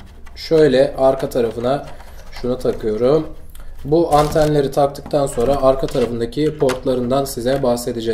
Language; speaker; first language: Turkish; native; Turkish